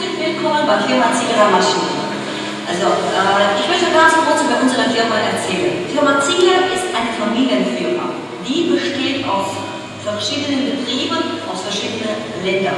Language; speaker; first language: German; non-native, fluent; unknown